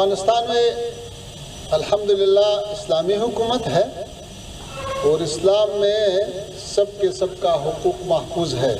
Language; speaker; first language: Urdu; non-native, fluent; Pashto